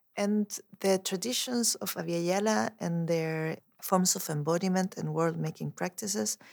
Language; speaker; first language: English; non-native, fluent; Spanish